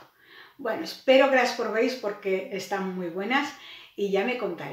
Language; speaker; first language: Spanish; native; Spanish